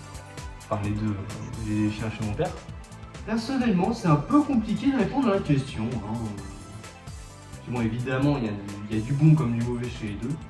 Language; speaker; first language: French; native; French